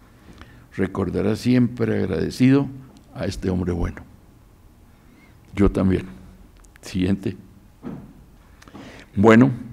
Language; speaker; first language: Spanish; native; Spanish